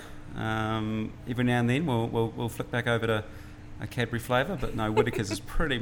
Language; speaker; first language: English; native; English